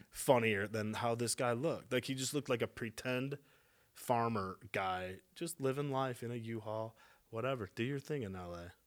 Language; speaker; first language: English; native; English